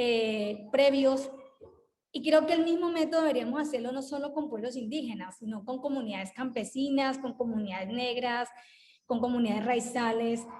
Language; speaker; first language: Spanish; native; Spanish